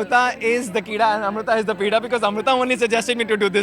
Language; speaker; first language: Hindi; native; Hindi